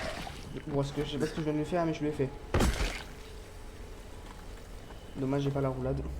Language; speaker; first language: French; native; French